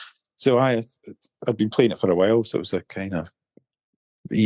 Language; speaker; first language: English; native; English